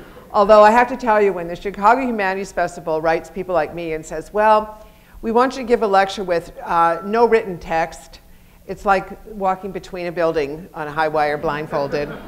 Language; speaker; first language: English; native; English